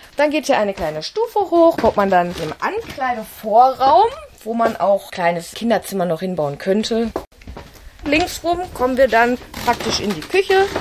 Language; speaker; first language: German; native; German